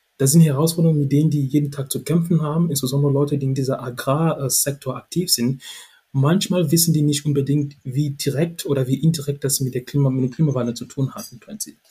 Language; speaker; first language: German; non-native, fluent; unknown